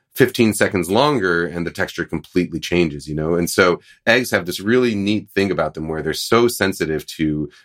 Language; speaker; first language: English; native; English